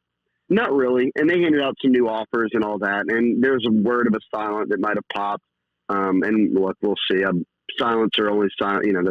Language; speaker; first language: English; native; English